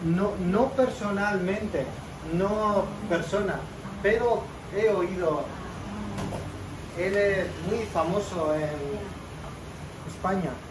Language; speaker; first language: Spanish; non-native, learner; Japanese